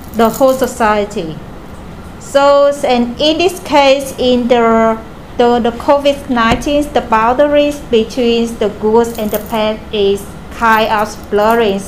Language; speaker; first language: English; non-native, learner; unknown